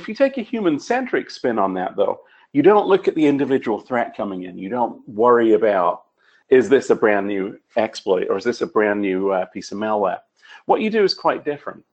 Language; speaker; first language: English; native; English